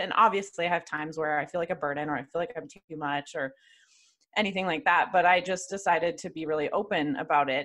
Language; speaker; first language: English; native; English